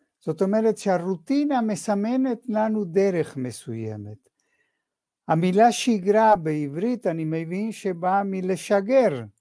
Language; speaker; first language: Hebrew; non-native, fluent; Spanish